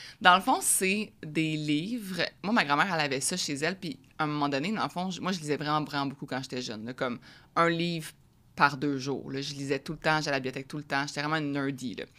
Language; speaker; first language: French; native; French